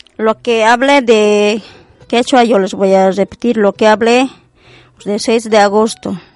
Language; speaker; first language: Spanish; non-native, local second language; Quechua